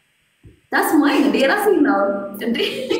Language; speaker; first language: Amharic; native; Amharic